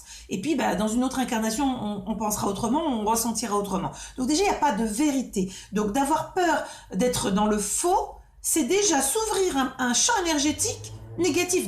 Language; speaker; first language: French; native; French